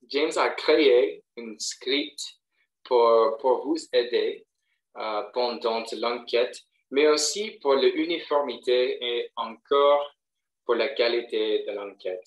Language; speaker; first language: French; non-native, fluent; English